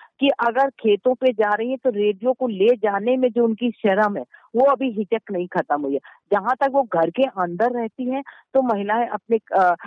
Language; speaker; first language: Hindi; native; Hindi